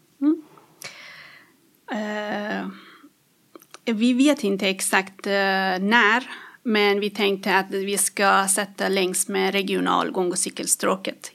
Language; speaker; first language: Swedish; non-native, fluent; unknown